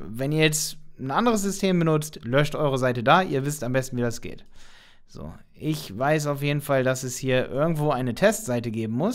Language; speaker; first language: German; native; German